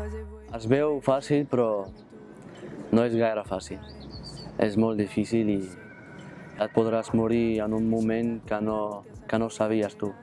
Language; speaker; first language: Catalan; non-native, fluent; Arabic